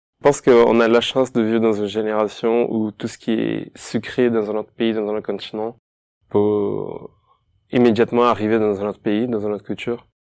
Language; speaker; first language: French; non-native, fluent; Portuguese